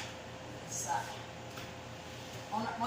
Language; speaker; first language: Indonesian; non-native, learner; Filipino